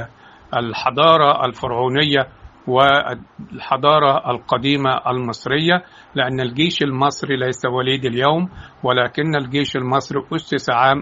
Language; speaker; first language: Arabic; native; Arabic